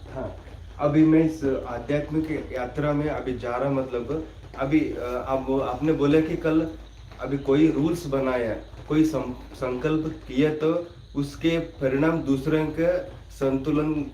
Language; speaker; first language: Hindi; non-native, local second language; Kannada